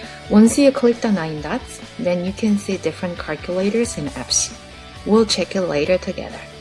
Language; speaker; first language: English; non-native, fluent; Korean